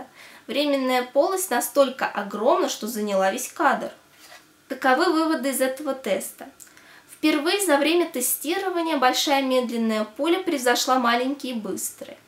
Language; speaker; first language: Russian; native; Russian